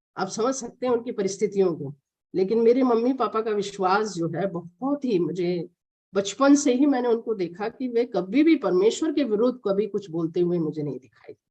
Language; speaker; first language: Hindi; non-native, local second language; Malayalam